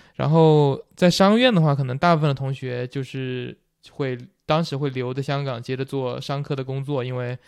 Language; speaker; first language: Chinese; native; Chinese